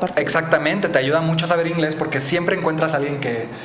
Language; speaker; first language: Spanish; native; Spanish